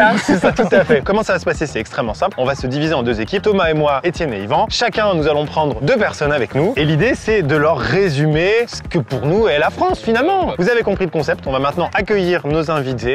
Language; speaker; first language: French; native; French